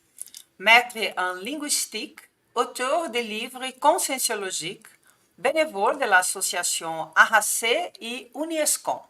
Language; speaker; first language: French; non-native, fluent; Portuguese